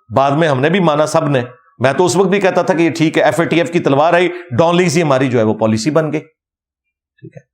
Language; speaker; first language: Urdu; non-native, local second language; Punjabi